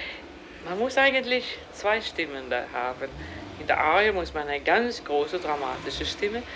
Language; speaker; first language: German; non-native, fluent; Swedish